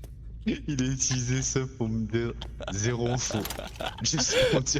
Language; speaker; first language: French; native; French